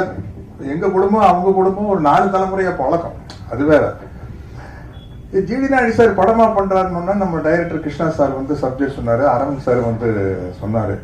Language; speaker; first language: Tamil; native; Tamil